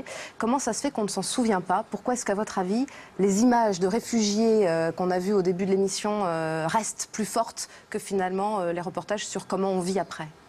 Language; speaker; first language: French; native; French